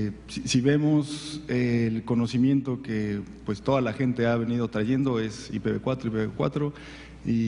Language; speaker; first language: Spanish; native; Spanish